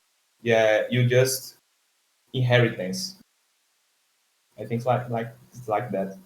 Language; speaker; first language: English; non-native, learner; Portuguese